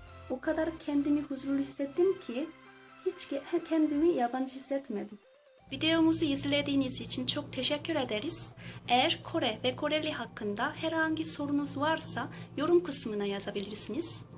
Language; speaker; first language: Turkish; non-native, fluent; Korean